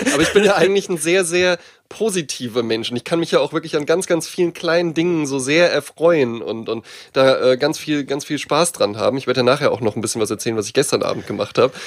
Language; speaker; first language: German; native; German